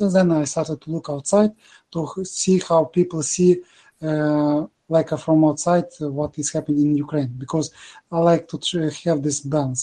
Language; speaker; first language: English; non-native, learner; Ukrainian